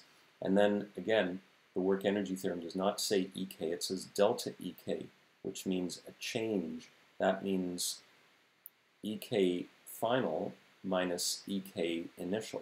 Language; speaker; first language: English; native; English